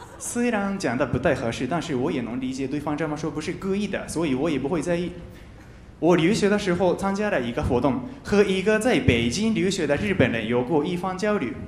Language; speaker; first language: Chinese; non-native, fluent; Japanese